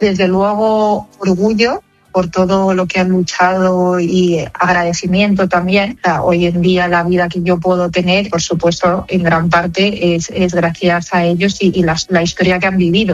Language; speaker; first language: Spanish; native; Spanish